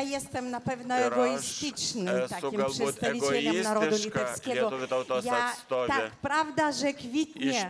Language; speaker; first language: Polish; non-native, learner; Lithuanian